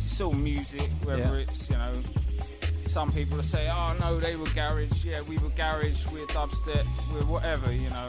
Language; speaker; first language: English; native; English